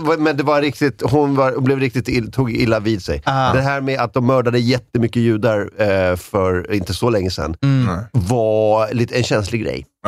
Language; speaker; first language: Swedish; native; Swedish